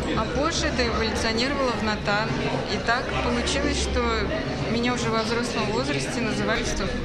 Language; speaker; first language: Russian; native; Russian